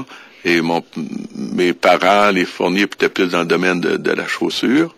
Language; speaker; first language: French; native; French